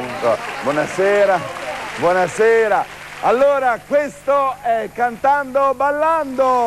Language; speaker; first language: Italian; native; Italian